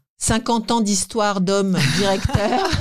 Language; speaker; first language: French; native; French